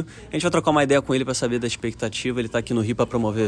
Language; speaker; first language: Portuguese; native; Portuguese